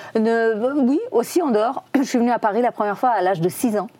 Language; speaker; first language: French; non-native, fluent; Persian